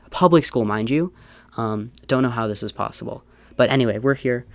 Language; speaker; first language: English; native; English